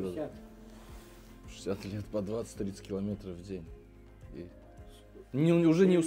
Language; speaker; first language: Russian; native; Russian